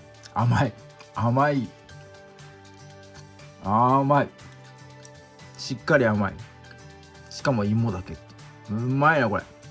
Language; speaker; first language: Japanese; native; Japanese